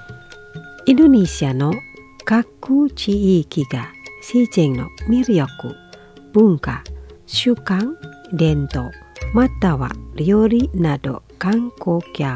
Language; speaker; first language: Japanese; non-native, fluent; Indonesian